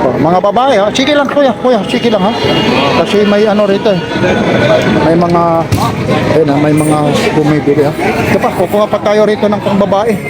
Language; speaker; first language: Filipino; non-native, local second language; Waray